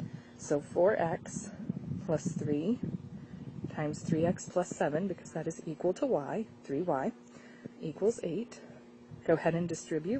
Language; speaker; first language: English; native; English